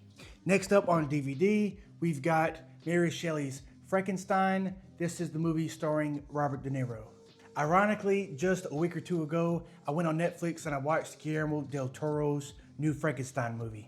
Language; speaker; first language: English; native; English